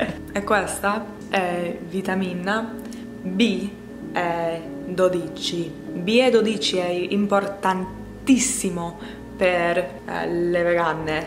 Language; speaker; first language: Italian; non-native, learner; English